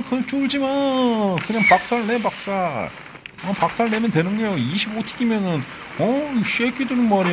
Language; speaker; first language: Korean; native; Korean